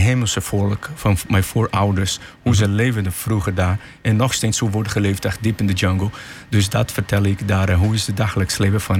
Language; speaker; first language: Dutch; non-native, fluent; Portuguese